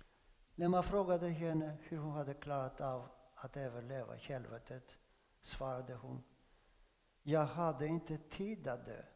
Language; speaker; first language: Swedish; non-native, fluent; Greek